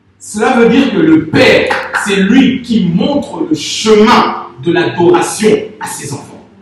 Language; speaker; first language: French; non-native, local second language; Lingala